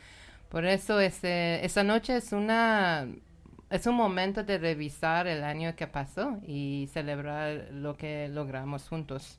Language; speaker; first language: Spanish; non-native, learner; Persian